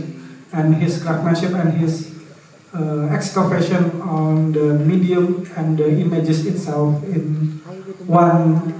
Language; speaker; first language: English; non-native, fluent; Indonesian